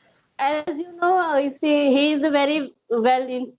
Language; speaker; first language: English; non-native, learner; Hindi